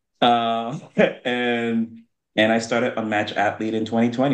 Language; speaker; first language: English; non-native, local second language; Yoruba